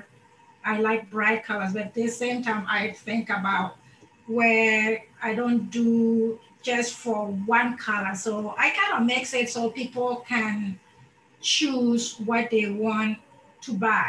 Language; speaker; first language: English; non-native, local second language; Akan